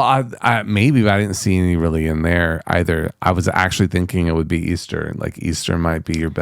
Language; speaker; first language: English; native; English